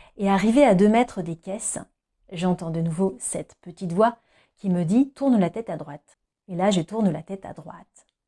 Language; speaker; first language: French; native; French